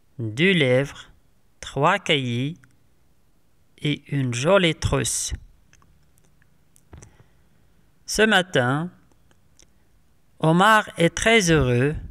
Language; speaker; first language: French; non-native, local second language; Arabic